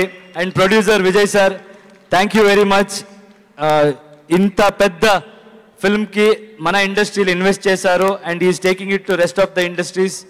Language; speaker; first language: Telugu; non-native, learner; Kannada